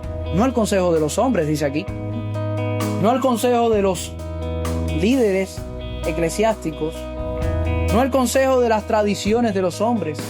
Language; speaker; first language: Spanish; native; Spanish